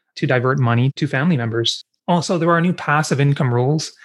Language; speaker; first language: English; native; English